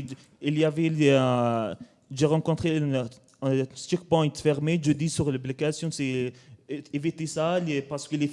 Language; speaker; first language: French; non-native, learner; Arabic